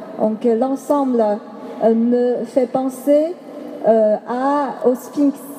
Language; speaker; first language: French; non-native, fluent; Chinese